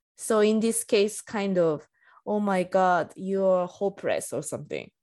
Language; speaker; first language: English; non-native, fluent; Japanese